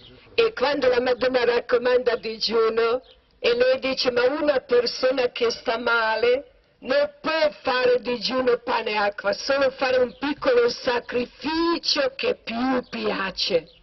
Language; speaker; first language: Italian; non-native, learner; Croatian